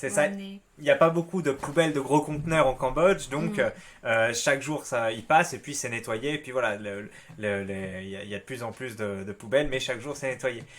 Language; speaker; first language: French; native; French